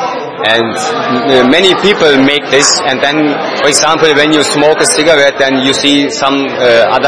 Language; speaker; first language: English; non-native, learner; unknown